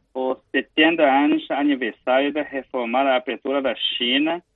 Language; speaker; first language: Portuguese; non-native, learner; Chinese